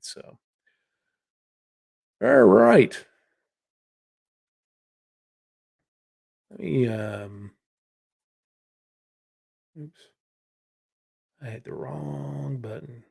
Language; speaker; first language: English; native; English